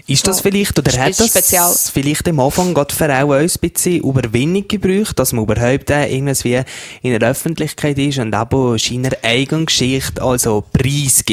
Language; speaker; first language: German; native; German